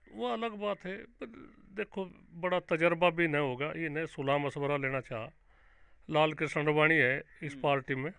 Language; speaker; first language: Hindi; native; Hindi